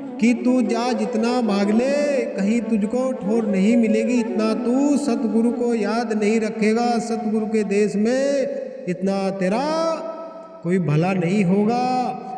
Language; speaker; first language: Hindi; native; Hindi